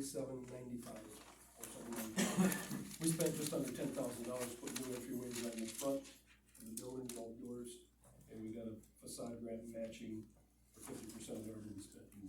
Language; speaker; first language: English; native; English